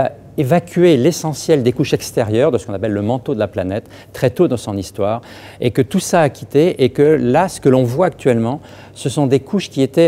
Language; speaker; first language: French; native; French